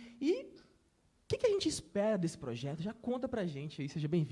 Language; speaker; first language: Portuguese; native; Portuguese